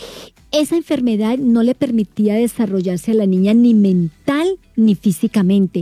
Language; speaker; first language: Spanish; native; Spanish